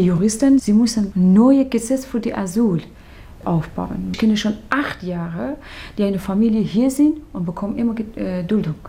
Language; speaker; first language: German; non-native, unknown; Persian